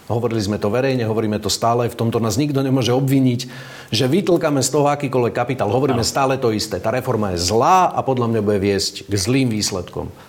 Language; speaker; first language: Slovak; native; Slovak